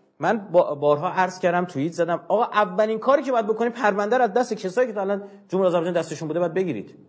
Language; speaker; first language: Persian; non-native, local second language; Azerbaijani